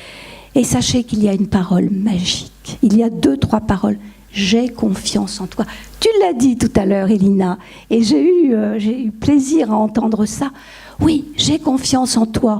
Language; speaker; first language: French; native; French